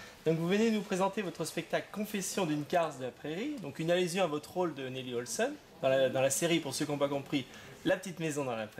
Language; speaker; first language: French; native; French